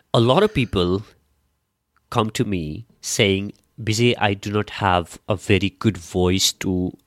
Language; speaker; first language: English; non-native, local second language; Nepali